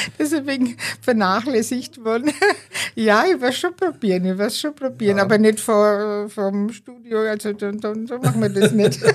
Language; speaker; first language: German; native; German